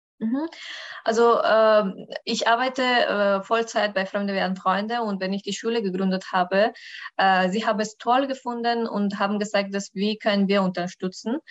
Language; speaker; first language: German; non-native, learner; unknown